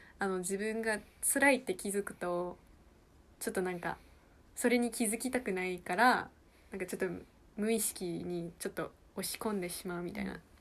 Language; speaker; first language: Japanese; early bilingual, heritage; Japanese